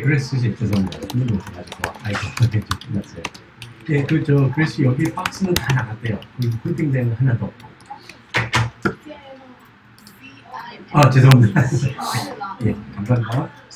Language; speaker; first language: Korean; native; Korean